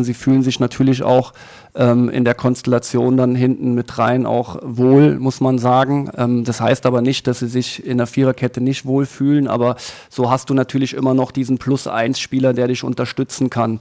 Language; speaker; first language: German; native; German